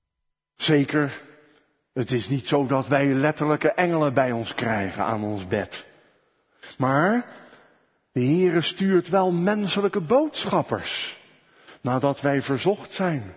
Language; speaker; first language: Dutch; native; Dutch